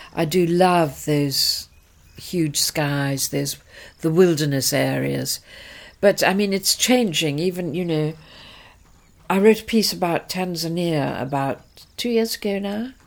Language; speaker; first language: English; native; English